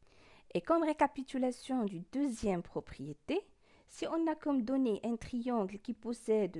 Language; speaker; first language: French; non-native, local second language; Arabic